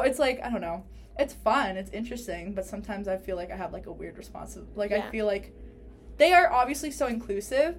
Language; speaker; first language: English; early bilingual, other home language; Spanish